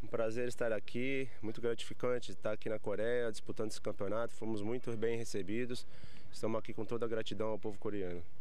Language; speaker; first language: Portuguese; native; Portuguese